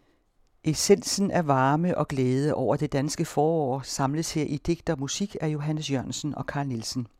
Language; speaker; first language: Danish; native; Danish